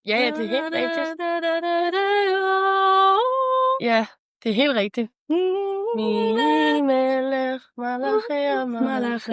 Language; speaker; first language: Danish; native; Danish